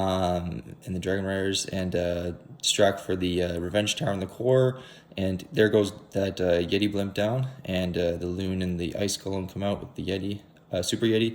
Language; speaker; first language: English; native; English